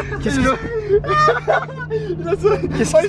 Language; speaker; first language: French; native; French